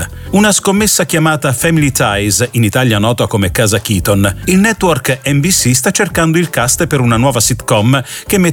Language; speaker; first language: Italian; native; Italian